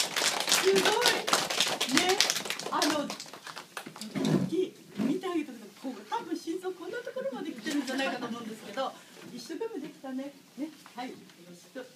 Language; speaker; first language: Japanese; native; Japanese